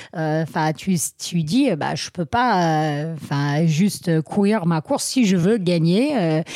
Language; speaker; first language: French; non-native, fluent; English